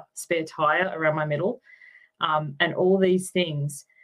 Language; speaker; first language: English; native; English